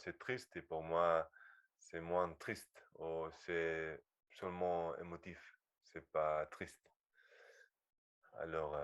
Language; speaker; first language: French; non-native, learner; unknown